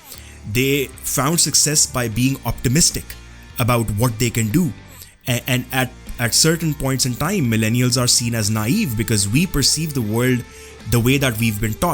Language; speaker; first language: English; non-native, local second language; Urdu